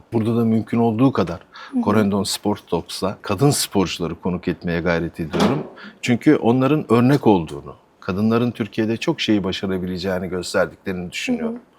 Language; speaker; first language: Turkish; native; Turkish